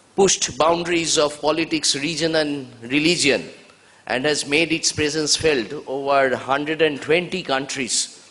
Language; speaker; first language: English; non-native, local second language; Bangla